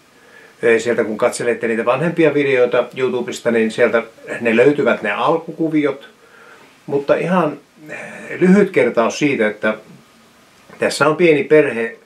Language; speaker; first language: Finnish; native; Finnish